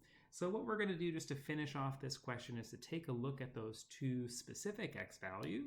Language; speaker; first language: English; native; English